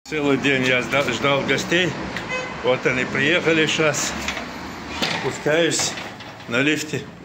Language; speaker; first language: Russian; non-native, local second language; Chechen